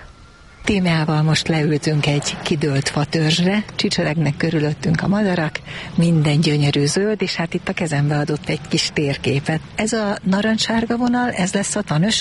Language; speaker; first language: Hungarian; native; Hungarian